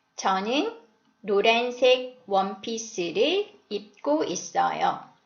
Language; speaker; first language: Korean; native; Korean